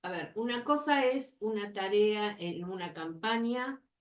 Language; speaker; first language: Spanish; native; Spanish